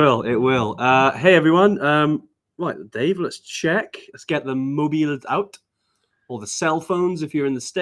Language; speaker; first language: English; native; English